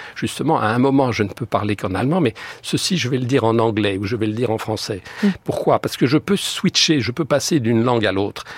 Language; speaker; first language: French; native; French